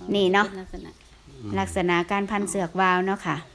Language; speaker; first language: Thai; native; Thai